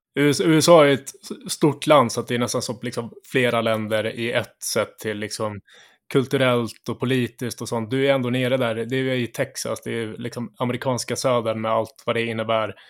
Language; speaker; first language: Swedish; native; Swedish